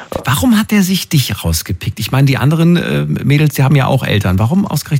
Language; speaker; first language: German; native; German